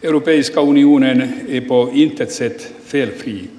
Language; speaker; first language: Swedish; non-native, local second language; Finnish